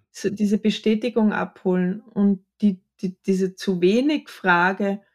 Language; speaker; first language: German; native; German